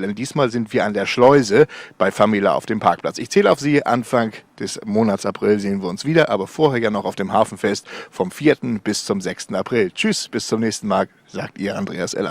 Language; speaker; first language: German; native; German